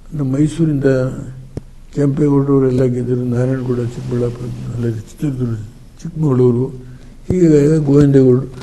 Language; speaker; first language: Kannada; native; Kannada